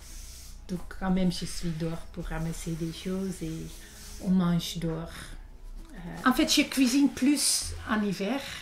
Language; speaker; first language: French; non-native, fluent; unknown